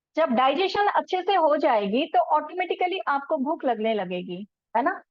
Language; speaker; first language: Hindi; non-native, local second language; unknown